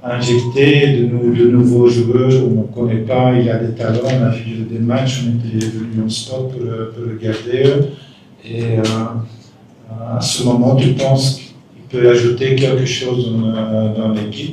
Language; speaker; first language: French; non-native, local second language; Dutch